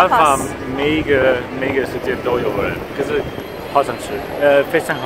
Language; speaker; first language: Chinese; non-native, learner; German